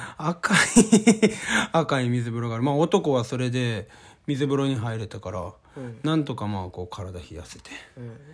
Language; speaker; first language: Japanese; native; Japanese